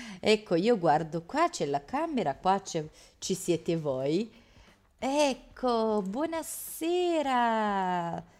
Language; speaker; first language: Italian; native; Italian